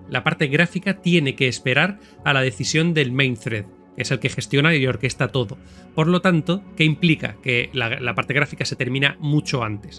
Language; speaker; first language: Spanish; native; Spanish